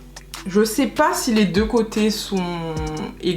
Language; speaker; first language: French; native; French